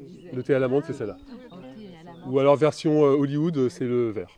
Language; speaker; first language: French; native; French